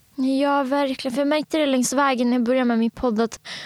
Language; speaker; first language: Swedish; early bilingual, other home language; Bangla